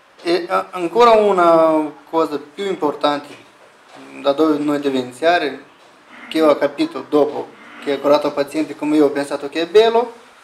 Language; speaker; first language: Italian; non-native, learner; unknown